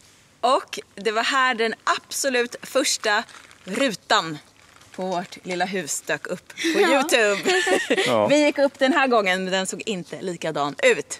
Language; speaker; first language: Swedish; native; Swedish